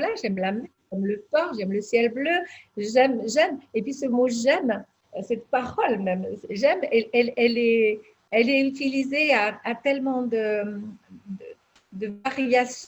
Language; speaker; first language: French; native; French